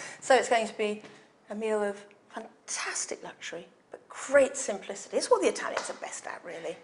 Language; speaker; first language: English; native; English